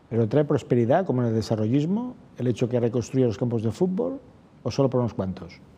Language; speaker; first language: Spanish; non-native, local second language; Catalan